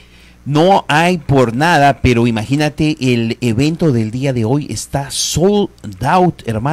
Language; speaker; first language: Spanish; native; Spanish